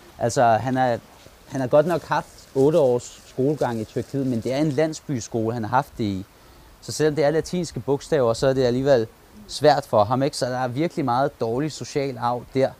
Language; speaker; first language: Danish; early bilingual, other home language; Turkish